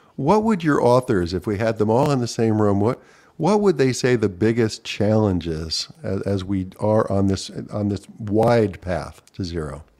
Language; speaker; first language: English; native; English